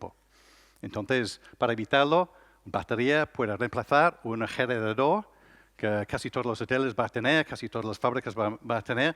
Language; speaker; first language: Spanish; non-native, learner; English